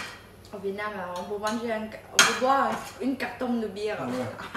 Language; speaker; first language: French; non-native, learner; Vietnamese